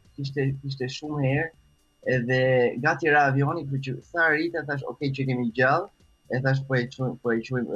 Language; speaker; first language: Albanian; early bilingual, heritage; French